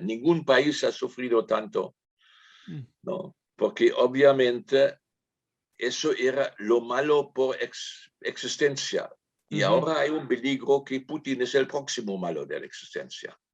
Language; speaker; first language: Spanish; non-native, fluent; German